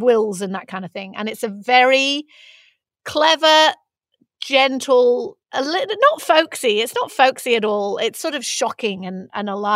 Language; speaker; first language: English; native; English